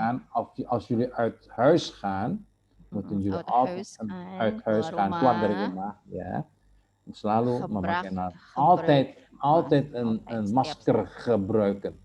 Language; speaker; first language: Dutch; non-native, fluent; Indonesian